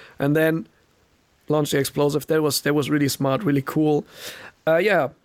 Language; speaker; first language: English; non-native, fluent; German